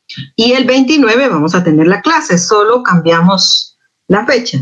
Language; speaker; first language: Spanish; native; Spanish